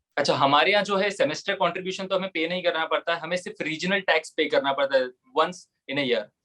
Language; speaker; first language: Hindi; native; Hindi